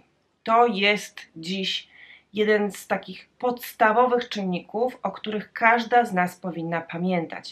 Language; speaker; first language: Polish; native; Polish